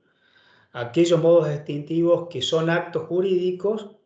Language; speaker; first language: Spanish; native; Spanish